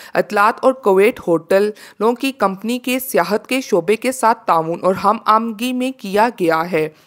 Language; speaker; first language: Urdu; native; Urdu